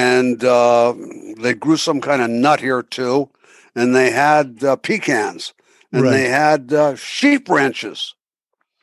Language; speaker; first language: English; native; English